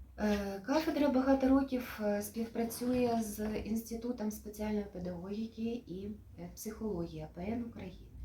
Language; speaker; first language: Ukrainian; native; Ukrainian